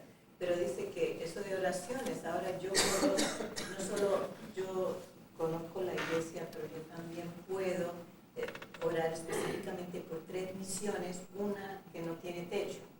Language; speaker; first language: Spanish; non-native, fluent; English